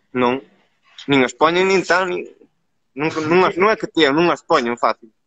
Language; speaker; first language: Galician; native; Galician